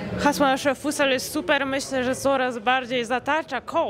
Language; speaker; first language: Polish; native; Polish